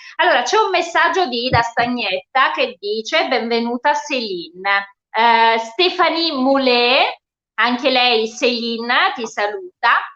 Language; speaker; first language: Italian; native; Italian